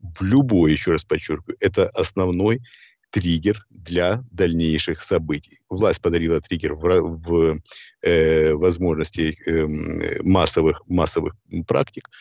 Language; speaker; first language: Russian; native; Russian